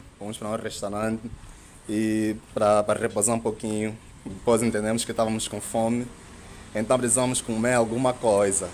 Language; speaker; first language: Portuguese; native; Portuguese